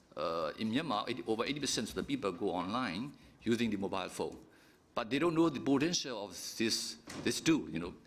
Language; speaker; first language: English; non-native, fluent; Burmese